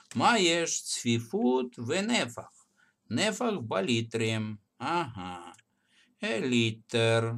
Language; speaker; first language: Hebrew; non-native, fluent; Russian